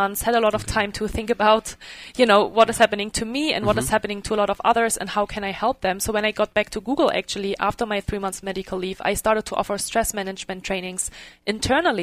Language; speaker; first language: English; non-native, fluent; German